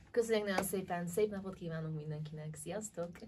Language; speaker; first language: Hungarian; early bilingual, heritage; Hungarian